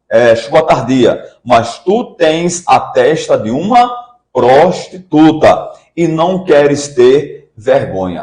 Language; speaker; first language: Portuguese; native; Portuguese